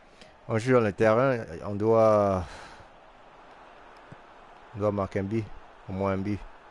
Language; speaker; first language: French; non-native, fluent; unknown